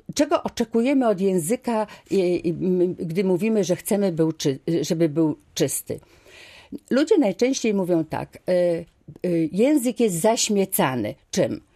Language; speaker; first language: Polish; native; Polish